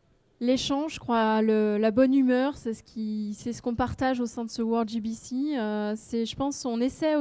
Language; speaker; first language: French; native; French